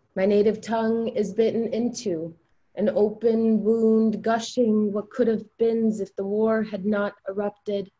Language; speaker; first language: English; early bilingual, other home language; Albanian